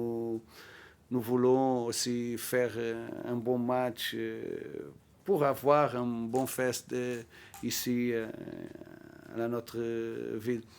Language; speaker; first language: French; non-native, learner; Portuguese